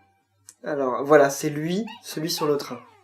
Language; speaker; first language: French; native; French